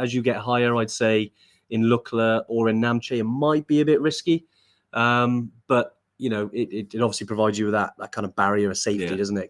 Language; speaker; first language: English; native; English